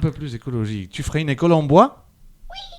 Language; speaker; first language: French; native; French